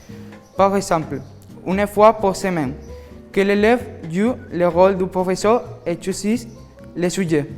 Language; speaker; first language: French; non-native, learner; Spanish